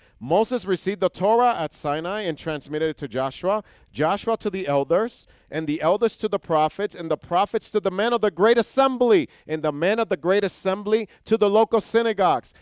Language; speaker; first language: English; non-native, fluent; Hebrew